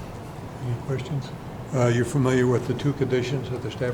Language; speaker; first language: English; native; English